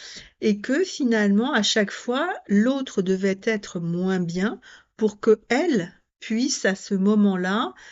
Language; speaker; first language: French; native; French